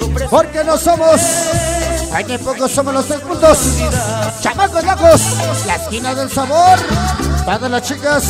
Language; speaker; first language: Spanish; native; Spanish